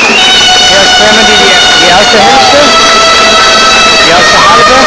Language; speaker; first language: German; non-native, fluent; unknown